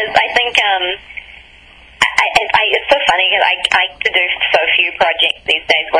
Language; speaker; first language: English; native; English